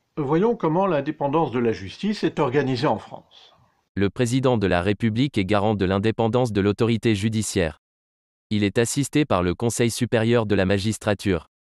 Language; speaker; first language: French; native; French